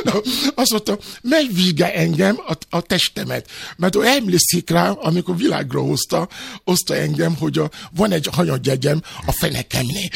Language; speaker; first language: Hungarian; non-native, learner; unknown